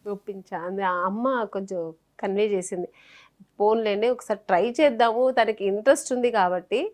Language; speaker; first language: Telugu; native; Telugu